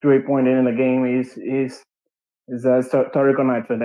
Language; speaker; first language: English; non-native, learner; Portuguese